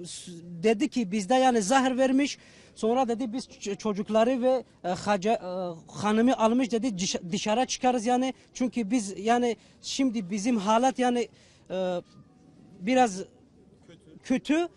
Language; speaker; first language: Turkish; non-native, learner; Tajik